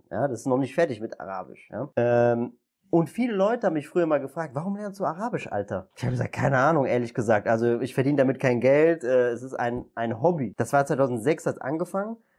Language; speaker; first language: German; native; German